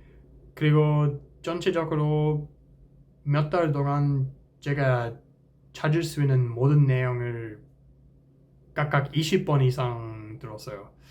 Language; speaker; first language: Korean; non-native, fluent; English